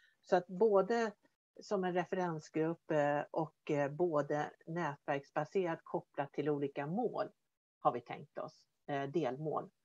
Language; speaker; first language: Swedish; native; Swedish